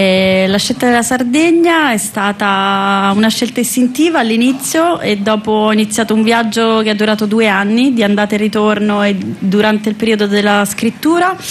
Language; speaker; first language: Italian; native; Italian